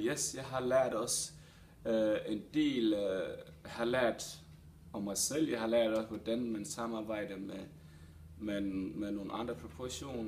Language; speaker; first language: Danish; non-native, fluent; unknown